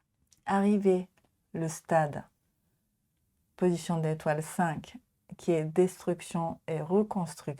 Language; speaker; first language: French; non-native, learner; Japanese